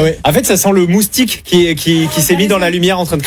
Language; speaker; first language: French; native; French